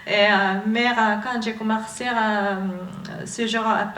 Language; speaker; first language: French; non-native, learner; Japanese